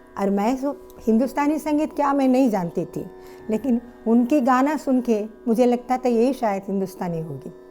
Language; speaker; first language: Hindi; non-native, local second language; Telugu